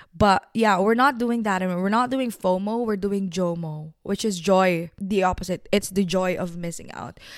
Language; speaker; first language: English; non-native, local second language; Filipino